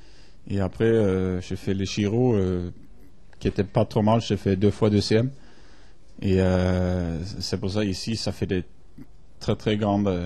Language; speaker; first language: French; non-native, fluent; Norwegian